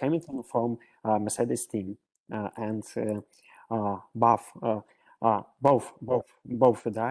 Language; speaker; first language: English; non-native, learner; Russian